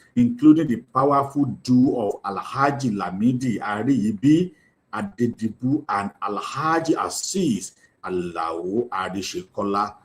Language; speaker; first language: English; non-native, local second language; Yoruba